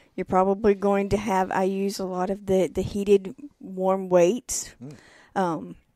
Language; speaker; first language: English; native; English